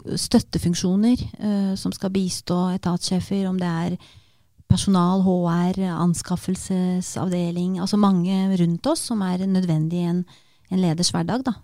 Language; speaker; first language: Norwegian; early bilingual, other home language; Romanian